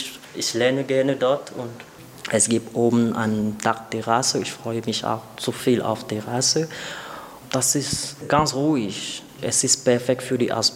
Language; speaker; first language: German; non-native, learner; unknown